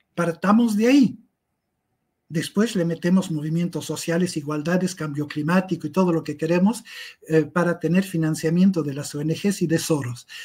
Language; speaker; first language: Spanish; native; Spanish